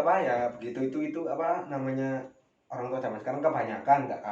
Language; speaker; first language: Indonesian; native; Indonesian